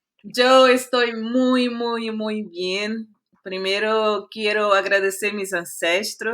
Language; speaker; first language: Spanish; non-native, fluent; Portuguese